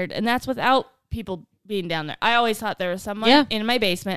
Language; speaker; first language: English; native; English